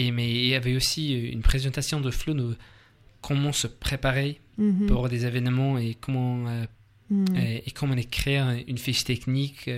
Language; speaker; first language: French; non-native, learner; English